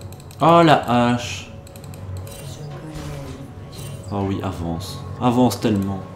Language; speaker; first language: French; native; French